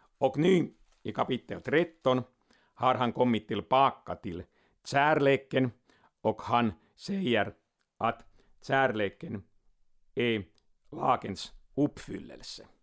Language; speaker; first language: Swedish; non-native, local second language; Finnish